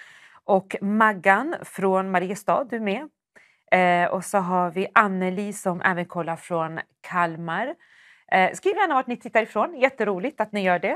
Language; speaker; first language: Swedish; native; Swedish